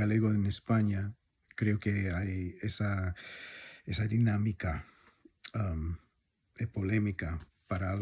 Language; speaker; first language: Galician; non-native, fluent; English